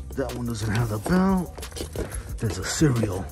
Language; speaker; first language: English; native; English